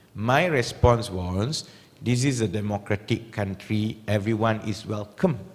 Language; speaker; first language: English; non-native, local second language; Malay